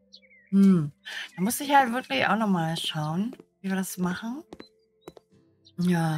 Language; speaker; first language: German; native; German